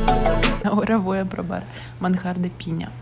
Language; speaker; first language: Spanish; non-native, fluent; Russian